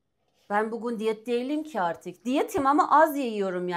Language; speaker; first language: Turkish; non-native, learner; Persian